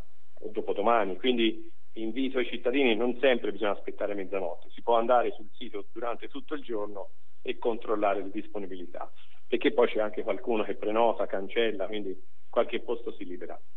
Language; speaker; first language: Italian; native; Italian